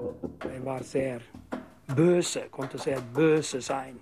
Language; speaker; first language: German; non-native, learner; Norwegian